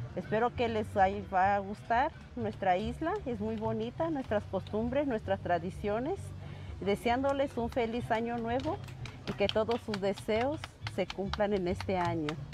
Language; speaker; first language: Spanish; non-native, local second language; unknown